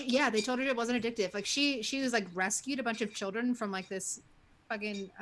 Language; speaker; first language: English; native; English